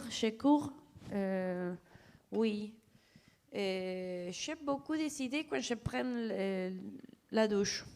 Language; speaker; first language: French; non-native, fluent; Spanish